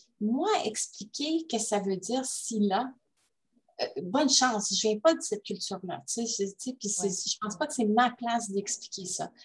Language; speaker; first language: French; native; French